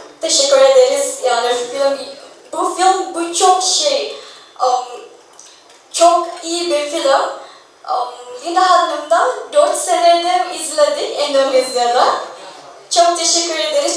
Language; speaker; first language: Turkish; non-native, learner; Indonesian